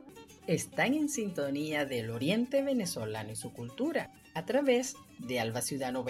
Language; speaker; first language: Spanish; native; Spanish